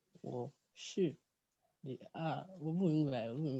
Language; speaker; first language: Chinese; non-native, learner; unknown